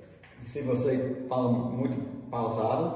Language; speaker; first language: Portuguese; non-native, fluent; English